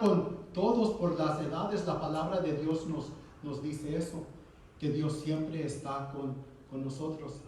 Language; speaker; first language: Spanish; early bilingual, heritage; Spanish